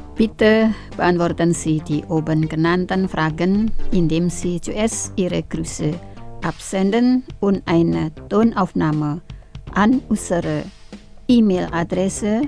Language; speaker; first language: German; non-native, fluent; Indonesian